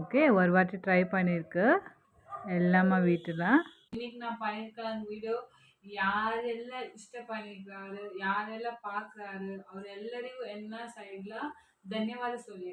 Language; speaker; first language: Tamil; non-native, learner; Kannada